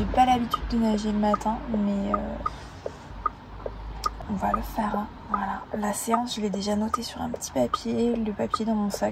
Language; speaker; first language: French; native; French